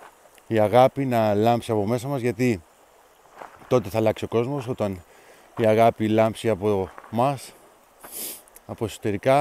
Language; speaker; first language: Greek; native; Greek